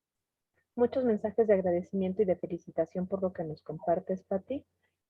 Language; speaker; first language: Spanish; native; Spanish